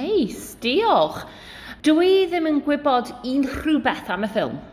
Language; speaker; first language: Welsh; non-native, learner; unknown